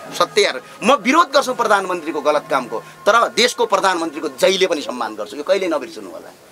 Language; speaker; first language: Nepali; native; Nepali